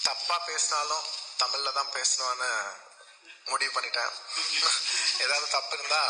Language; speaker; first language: Tamil; non-native, local second language; Telugu